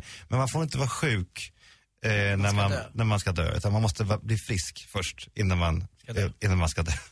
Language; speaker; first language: Swedish; native; Swedish